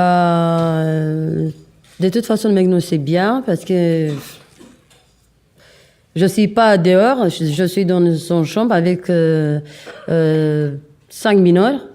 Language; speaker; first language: French; non-native, learner; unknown